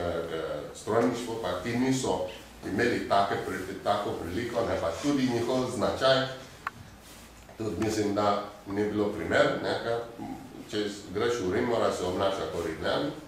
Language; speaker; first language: Slovenian; non-native, fluent; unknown